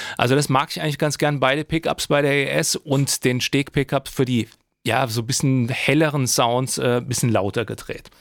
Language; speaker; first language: German; native; German